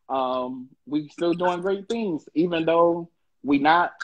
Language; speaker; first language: English; native; English